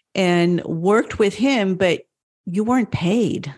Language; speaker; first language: English; early bilingual, other home language; French